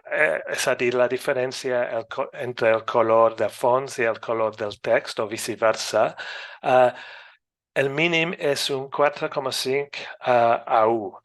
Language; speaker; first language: Catalan; non-native, fluent; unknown